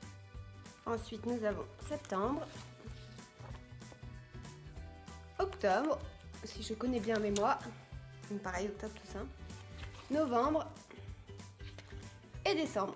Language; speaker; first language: French; native; French